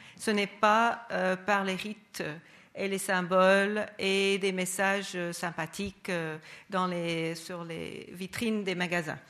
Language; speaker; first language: French; non-native, fluent; English